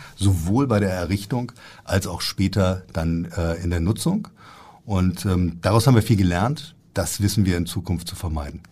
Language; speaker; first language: German; native; German